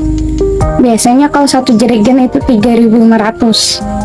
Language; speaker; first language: Indonesian; non-native, local second language; Banjar